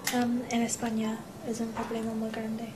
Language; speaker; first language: Spanish; non-native, learner; English